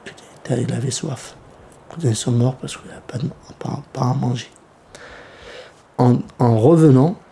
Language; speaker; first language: French; early bilingual, other home language; Kurdish